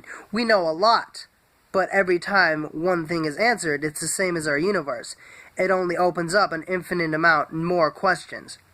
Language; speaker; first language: English; native; English